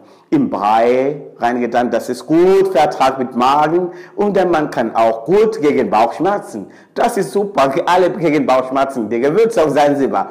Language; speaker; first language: German; non-native, fluent; Swahili